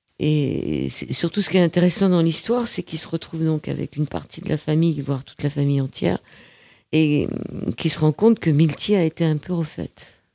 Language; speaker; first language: French; native; French